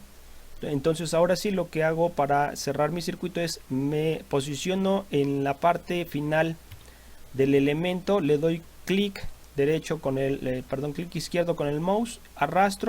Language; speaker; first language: Spanish; native; Spanish